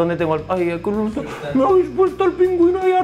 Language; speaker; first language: Spanish; native; Spanish